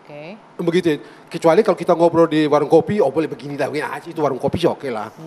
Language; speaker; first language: Indonesian; native; Indonesian